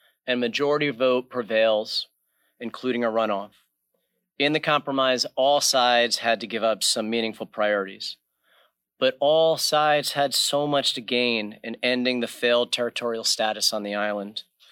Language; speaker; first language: English; native; English